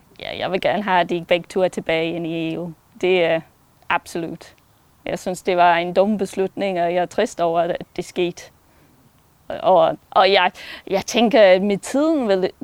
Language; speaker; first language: Danish; non-native, fluent; English